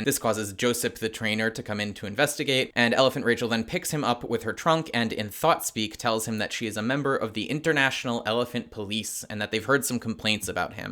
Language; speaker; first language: English; native; English